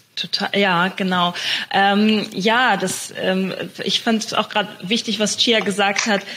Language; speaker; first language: German; native; German